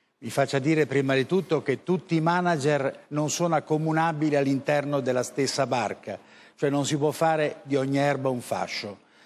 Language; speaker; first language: Italian; native; Italian